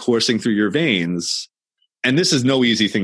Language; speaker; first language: English; native; English